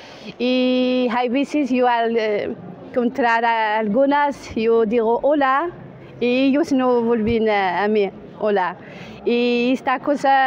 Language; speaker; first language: Spanish; non-native, learner; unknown